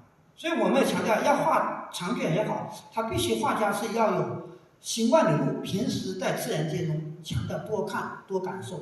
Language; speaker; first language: Chinese; native; Chinese